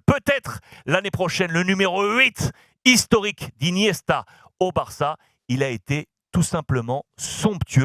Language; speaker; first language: French; native; French